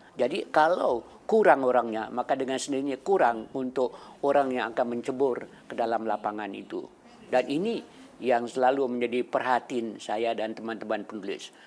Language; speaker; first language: Malay; native; Malay